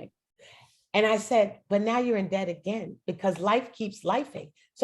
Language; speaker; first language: English; native; English